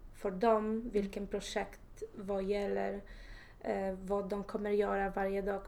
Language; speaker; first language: Swedish; non-native, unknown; Polish